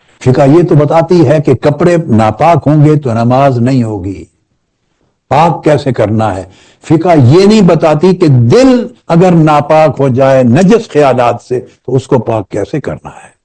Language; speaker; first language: Urdu; native; Urdu